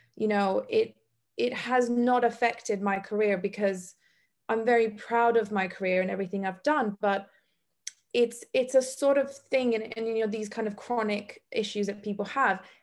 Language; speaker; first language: English; non-native, fluent; Bosnian